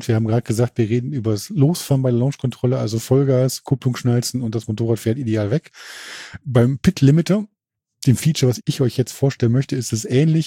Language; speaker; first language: German; native; German